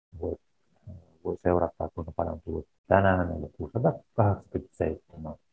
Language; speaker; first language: Finnish; non-native, learner; Russian